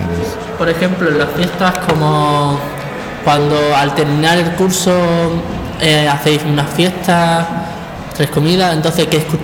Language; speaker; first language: Spanish; native; Spanish